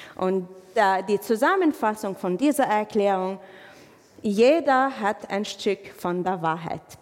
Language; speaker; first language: German; non-native, fluent; Arabic